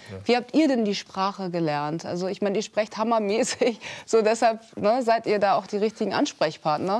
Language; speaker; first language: German; native; German